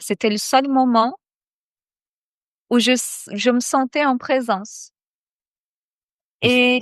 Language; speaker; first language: French; non-native, fluent; Portuguese